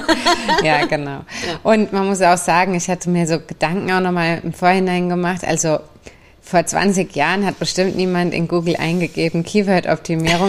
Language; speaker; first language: German; native; German